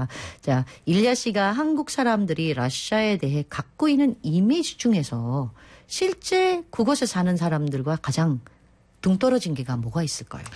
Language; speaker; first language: Korean; non-native, fluent; Filipino